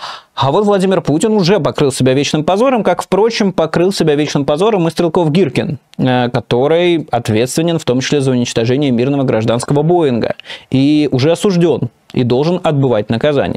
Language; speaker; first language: Russian; native; Russian